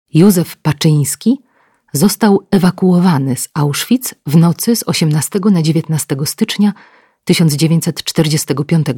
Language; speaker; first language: Polish; native; Polish